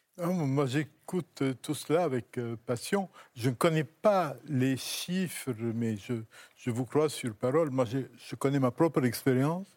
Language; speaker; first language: French; non-native, local second language; Arabic